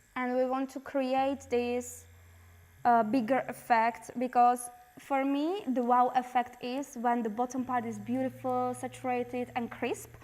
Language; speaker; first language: English; non-native, fluent; Slovak